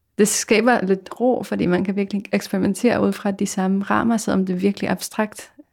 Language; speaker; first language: Danish; non-native, fluent; Polish